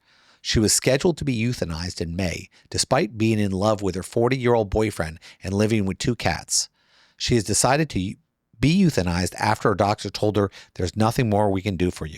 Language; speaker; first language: English; native; English